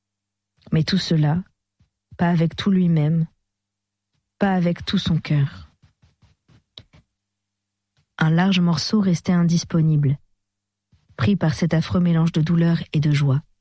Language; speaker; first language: French; native; French